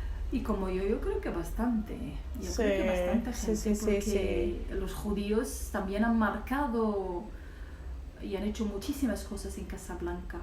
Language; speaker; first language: Spanish; non-native, local second language; Arabic